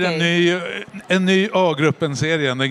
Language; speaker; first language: Swedish; native; Swedish